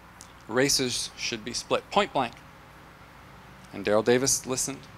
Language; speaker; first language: English; native; English